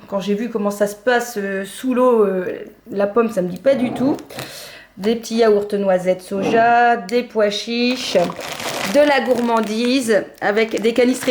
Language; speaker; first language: French; native; French